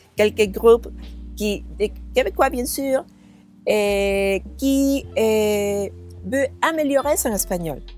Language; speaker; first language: French; non-native, learner; Spanish